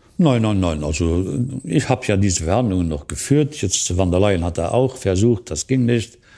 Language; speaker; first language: German; non-native, local second language; Luxembourgish